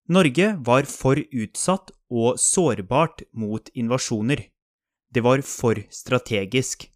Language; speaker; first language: Norwegian; native; Norwegian